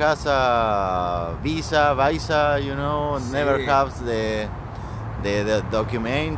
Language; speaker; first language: English; non-native, learner; Spanish